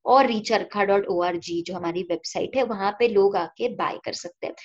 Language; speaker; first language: Hindi; non-native, local second language; Marathi